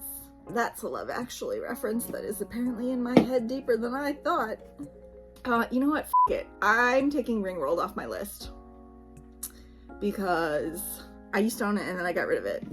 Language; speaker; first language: English; native; English